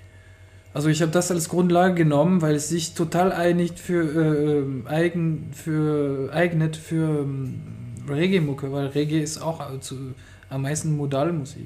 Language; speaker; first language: German; non-native, fluent; French